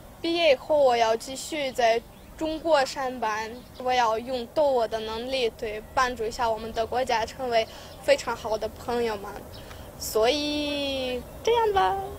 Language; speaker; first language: Chinese; non-native, fluent; Ukrainian